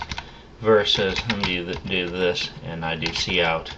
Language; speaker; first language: English; native; English